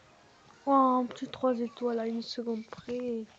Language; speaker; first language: French; native; French